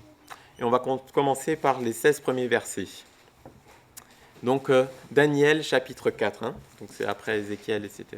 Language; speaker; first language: French; native; French